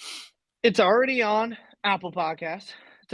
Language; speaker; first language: English; native; English